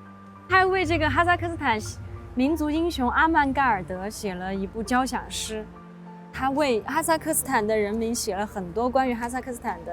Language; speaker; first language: Chinese; native; Chinese